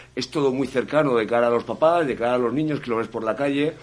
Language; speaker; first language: Spanish; native; Spanish